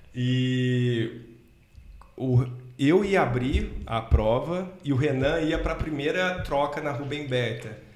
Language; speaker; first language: Portuguese; native; Portuguese